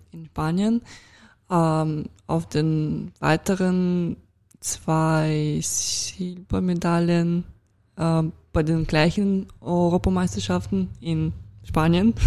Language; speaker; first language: German; non-native, fluent; Russian